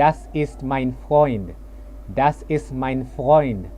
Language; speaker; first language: German; non-native, learner; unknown